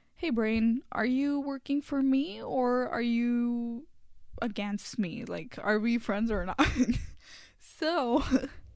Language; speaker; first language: English; non-native, local second language; Hindi